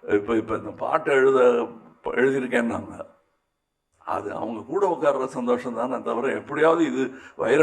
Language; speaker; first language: Tamil; native; Tamil